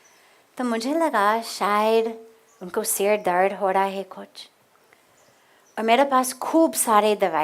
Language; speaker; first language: Hindi; non-native, fluent; English